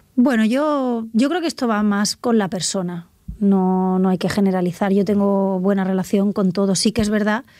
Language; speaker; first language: Spanish; native; Spanish